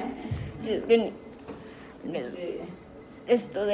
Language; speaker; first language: Spanish; non-native, learner; French